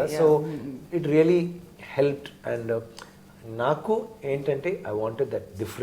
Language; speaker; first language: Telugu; non-native, learner; Tamil